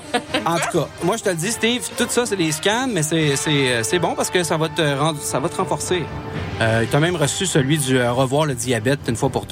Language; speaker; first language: French; native; French